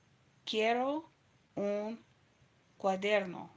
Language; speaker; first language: Spanish; non-native, learner; English